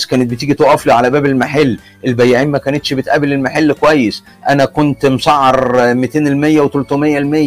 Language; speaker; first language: Arabic; native; Arabic